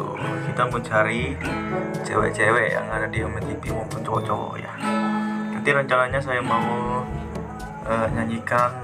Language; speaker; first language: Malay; non-native, local second language; Sasak